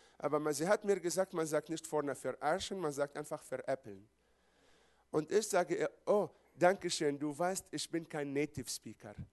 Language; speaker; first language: German; non-native, fluent; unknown